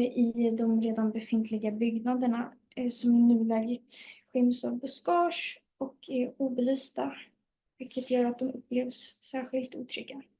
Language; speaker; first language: Swedish; native; Swedish